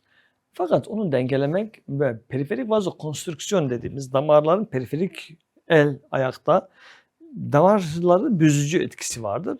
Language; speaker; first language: Turkish; native; Turkish